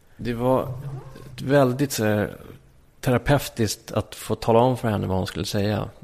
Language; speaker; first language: Swedish; native; Swedish